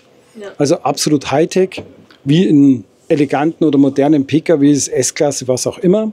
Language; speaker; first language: German; native; German